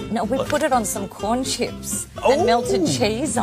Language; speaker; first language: English; native; English